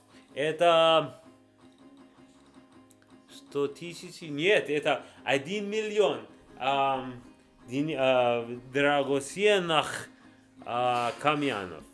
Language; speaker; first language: Russian; non-native, learner; English